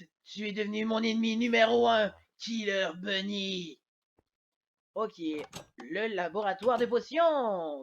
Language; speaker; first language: French; native; French